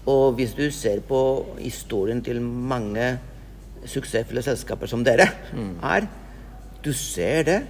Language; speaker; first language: Norwegian; non-native, fluent; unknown